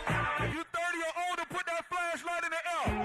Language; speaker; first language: English; native; English